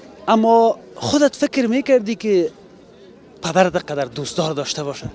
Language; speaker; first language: Persian; native; Persian